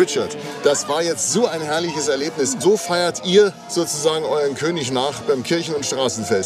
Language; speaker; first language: German; native; German